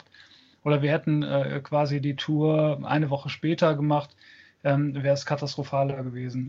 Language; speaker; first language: German; native; German